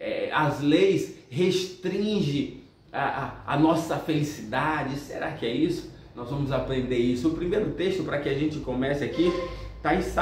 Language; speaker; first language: Portuguese; native; Portuguese